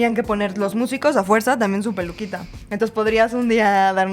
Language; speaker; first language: Spanish; native; Spanish